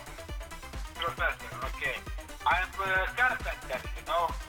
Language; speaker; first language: English; non-native, learner; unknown